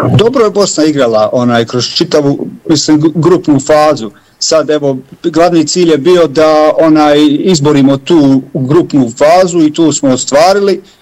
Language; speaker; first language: Bosnian; early bilingual, heritage; Bosnian